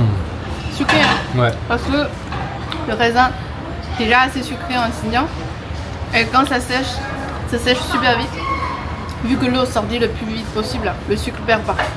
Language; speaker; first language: French; non-native, learner; Chinese